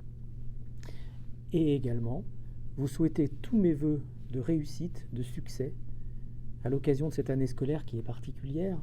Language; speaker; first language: French; native; French